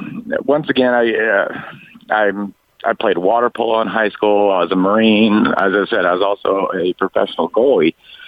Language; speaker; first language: English; native; English